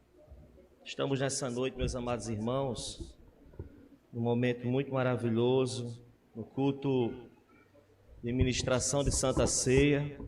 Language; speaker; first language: Portuguese; native; Portuguese